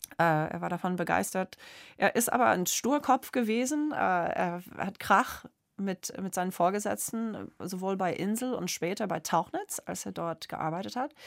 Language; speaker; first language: German; non-native, fluent; English